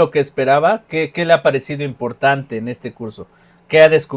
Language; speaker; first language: Spanish; native; Spanish